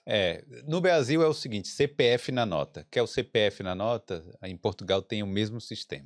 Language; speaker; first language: Portuguese; native; Portuguese